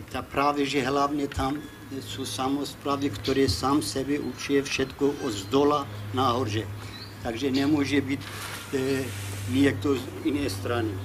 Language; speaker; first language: Czech; non-native, fluent; Kurdish